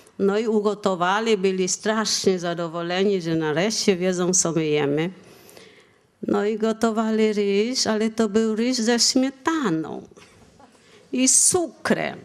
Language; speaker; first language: Polish; non-native, fluent; Vietnamese